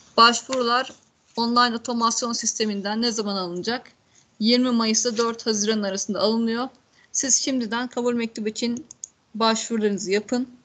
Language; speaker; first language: Turkish; native; Turkish